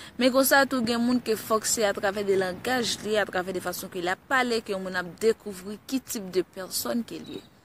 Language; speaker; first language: Haitian Creole; early bilingual, heritage; Haitian Creole